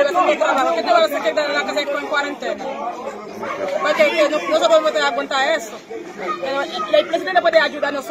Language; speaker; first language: Spanish; non-native, learner; Haitian Creole